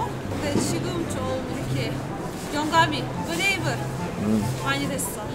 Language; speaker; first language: Korean; non-native, learner; Russian